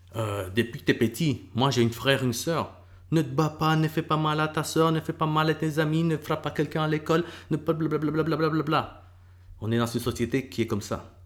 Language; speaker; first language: French; early bilingual, other home language; Spanish